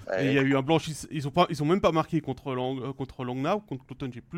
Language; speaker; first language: French; native; French